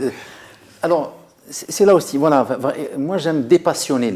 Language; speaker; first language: French; non-native, local second language; Arabic